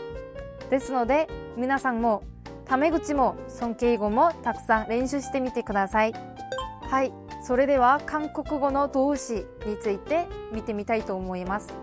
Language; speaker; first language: Japanese; non-native, fluent; Korean